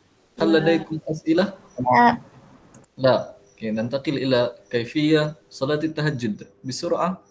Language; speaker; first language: Arabic; non-native, fluent; Malay